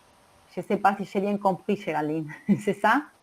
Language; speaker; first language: French; non-native, learner; Spanish